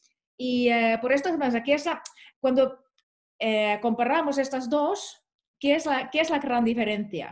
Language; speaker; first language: Spanish; non-native, learner; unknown